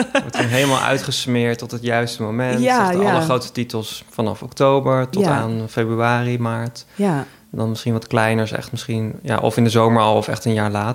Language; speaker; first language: Dutch; native; Dutch